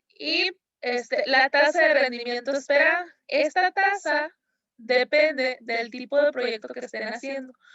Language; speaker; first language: Spanish; native; Spanish